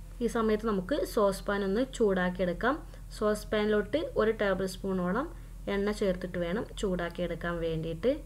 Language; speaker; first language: Malayalam; native; Malayalam